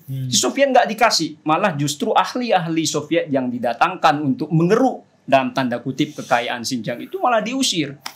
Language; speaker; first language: Indonesian; non-native, local second language; Madurese